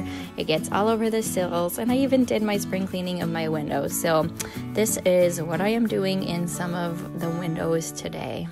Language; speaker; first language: English; native; English